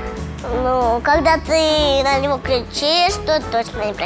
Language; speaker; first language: Russian; non-native, local second language; Uzbek